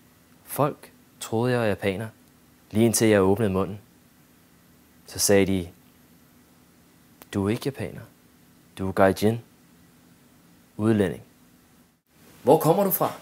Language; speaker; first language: Danish; early bilingual, other home language; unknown